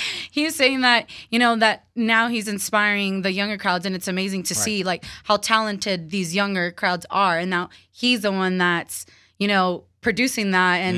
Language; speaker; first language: English; early bilingual, other home language; Spanish